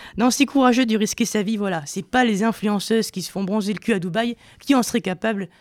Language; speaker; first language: French; native; French